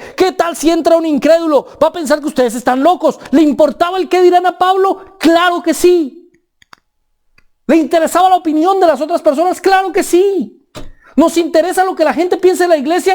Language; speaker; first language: Spanish; native; Spanish